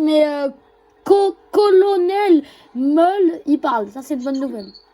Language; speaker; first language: French; native; French